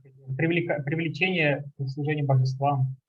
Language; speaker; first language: Russian; native; Russian